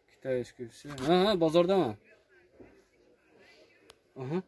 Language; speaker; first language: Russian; non-native, local second language; Kyrgyz